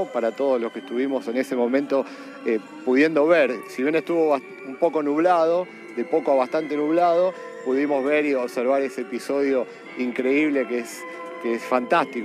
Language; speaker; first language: Spanish; native; Spanish